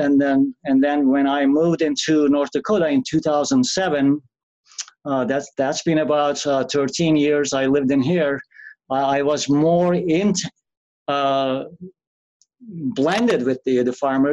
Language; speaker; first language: English; non-native, fluent; Turkish